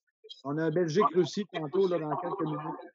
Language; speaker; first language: French; native; French